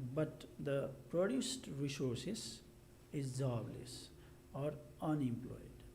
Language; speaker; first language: English; non-native, local second language; Nepali